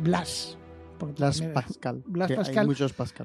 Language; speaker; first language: Spanish; native; Spanish